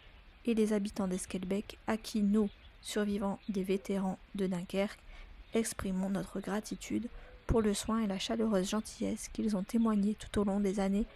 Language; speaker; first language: French; native; French